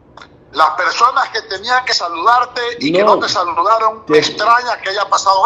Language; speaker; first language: Spanish; native; Spanish